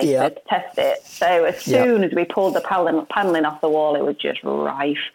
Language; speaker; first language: English; native; English